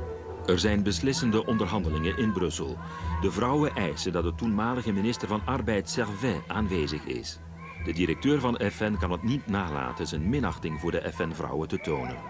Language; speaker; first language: Dutch; native; Dutch